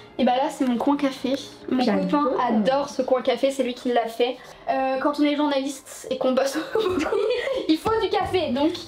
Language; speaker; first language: French; early bilingual, other home language; Vietnamese